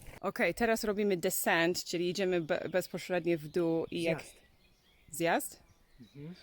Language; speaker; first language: Polish; non-native, learner; English